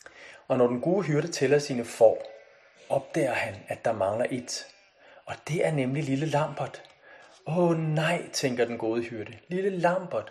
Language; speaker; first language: Danish; native; Danish